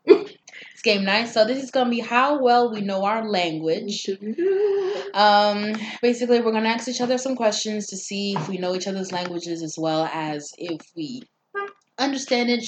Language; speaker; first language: English; non-native, local second language; Swahili